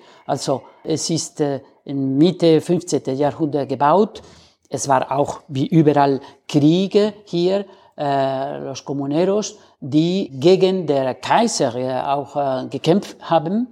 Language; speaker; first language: German; non-native, learner; Spanish